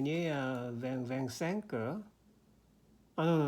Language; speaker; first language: French; non-native, learner; Korean